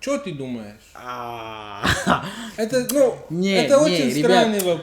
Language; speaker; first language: Russian; non-native, learner; English